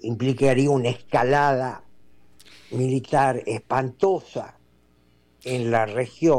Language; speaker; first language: Spanish; native; Spanish